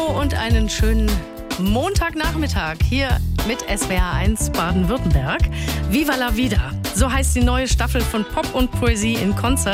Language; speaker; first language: German; native; German